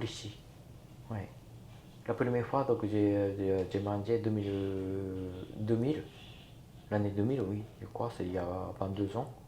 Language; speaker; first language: French; non-native, learner; Japanese